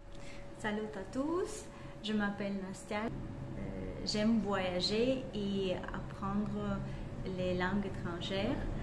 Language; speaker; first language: French; non-native, learner; Russian